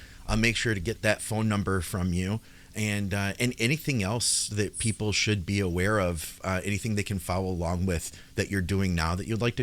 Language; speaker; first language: English; native; English